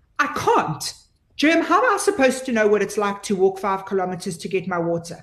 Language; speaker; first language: English; native; English